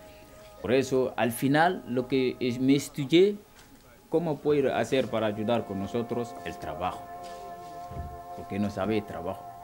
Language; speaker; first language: Spanish; non-native, local second language; Wolof